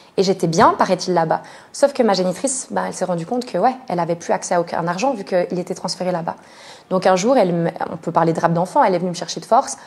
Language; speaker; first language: French; native; French